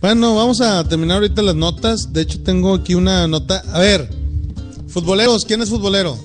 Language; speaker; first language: Spanish; native; Spanish